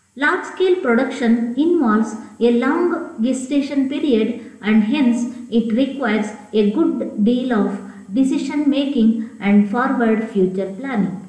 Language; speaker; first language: English; non-native, local second language; Kannada